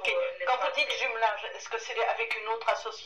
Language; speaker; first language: French; native; French